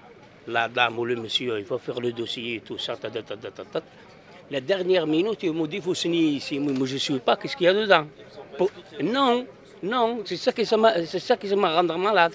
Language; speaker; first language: French; non-native, fluent; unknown